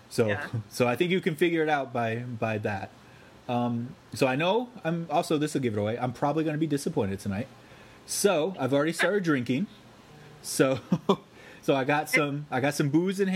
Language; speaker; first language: English; native; English